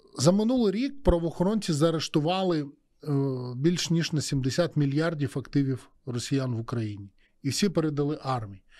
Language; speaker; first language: Ukrainian; native; Ukrainian